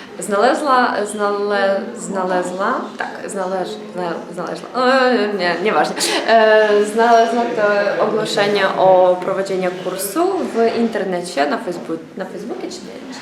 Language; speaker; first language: Polish; non-native, learner; Ukrainian